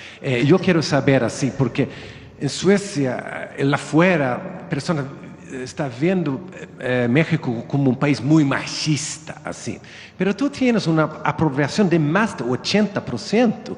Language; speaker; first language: Spanish; non-native, learner; Swedish